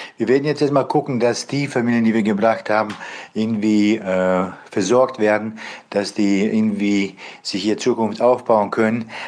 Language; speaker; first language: German; non-native, fluent; Bosnian